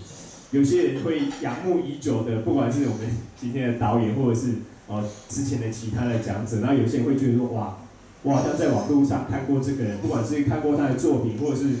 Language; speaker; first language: Chinese; native; Chinese